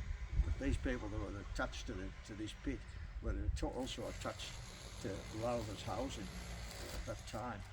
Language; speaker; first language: English; native; English